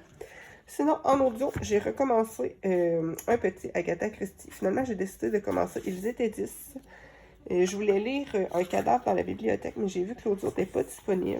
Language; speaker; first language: French; native; French